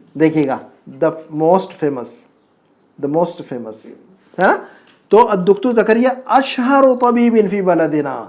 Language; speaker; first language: Urdu; native; Urdu